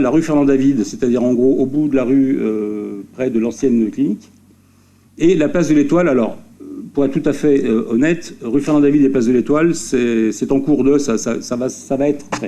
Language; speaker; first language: French; native; French